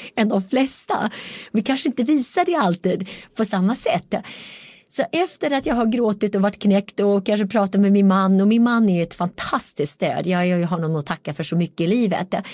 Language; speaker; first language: Swedish; early bilingual, other home language; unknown